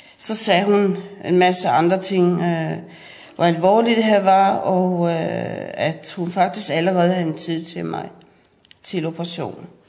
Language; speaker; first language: Danish; non-native, fluent; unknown